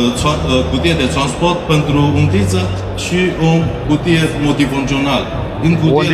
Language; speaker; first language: Romanian; non-native, learner; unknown